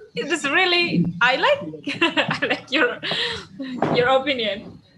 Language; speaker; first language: English; non-native, fluent; Indonesian